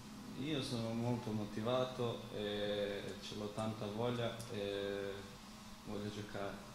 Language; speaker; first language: Italian; non-native, fluent; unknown